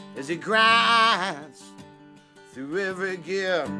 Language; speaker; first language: English; native; English